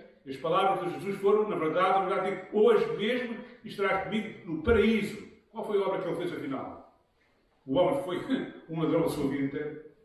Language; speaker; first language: Portuguese; native; Portuguese